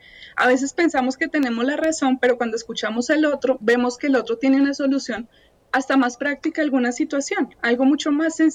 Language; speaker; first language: Spanish; native; Spanish